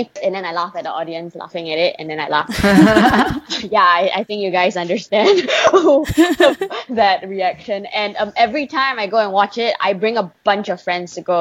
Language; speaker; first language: English; non-native, local second language; Chinese